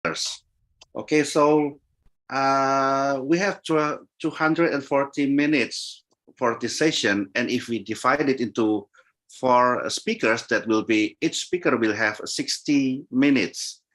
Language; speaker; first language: English; non-native, fluent; Indonesian